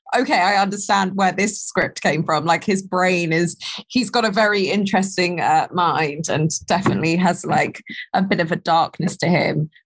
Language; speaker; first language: English; native; English